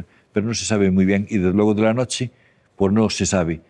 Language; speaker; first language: Spanish; native; Spanish